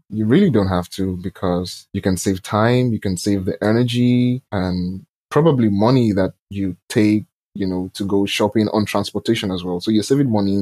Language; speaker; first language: English; non-native, local second language; Yoruba